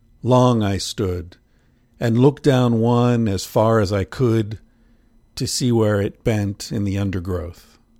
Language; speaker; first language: English; native; English